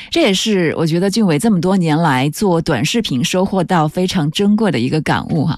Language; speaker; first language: Chinese; native; Chinese